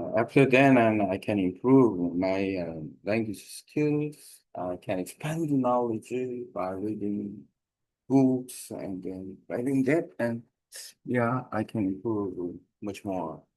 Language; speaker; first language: English; non-native, learner; Korean